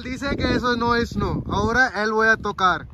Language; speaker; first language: Spanish; non-native, learner; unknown